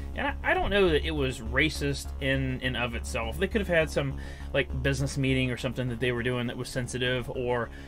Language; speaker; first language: English; native; English